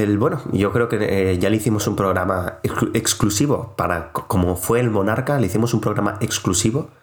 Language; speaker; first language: Spanish; non-native, local second language; Catalan